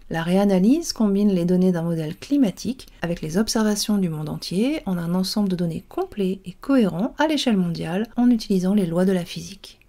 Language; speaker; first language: French; native; French